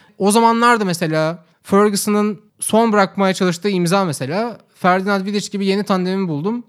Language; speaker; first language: Turkish; native; Turkish